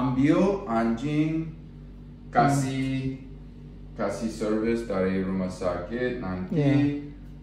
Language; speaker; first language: Indonesian; non-native, learner; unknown